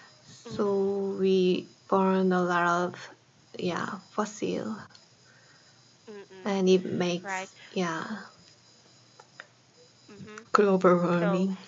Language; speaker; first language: English; non-native, fluent; Korean